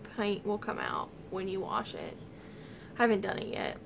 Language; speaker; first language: English; native; English